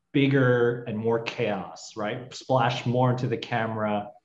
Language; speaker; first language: English; native; English